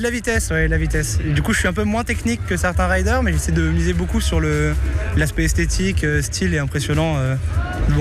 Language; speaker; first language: French; native; French